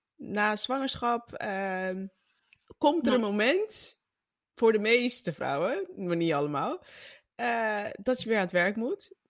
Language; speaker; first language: Dutch; native; Dutch